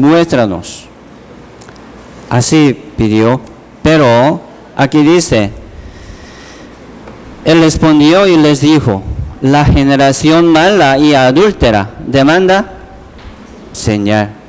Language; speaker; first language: Spanish; non-native, learner; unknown